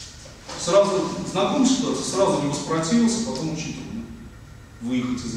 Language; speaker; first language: Russian; native; Russian